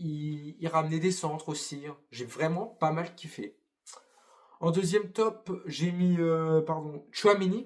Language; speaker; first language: French; native; French